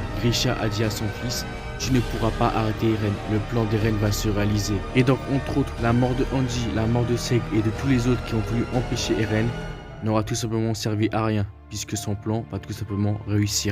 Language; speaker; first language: French; native; French